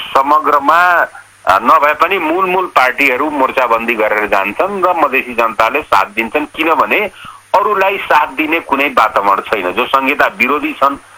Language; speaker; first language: Nepali; non-native, local second language; Awadhi